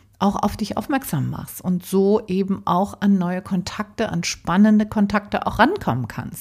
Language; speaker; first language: German; native; German